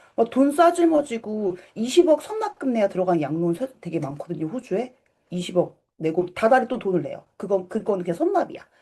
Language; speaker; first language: Korean; native; Korean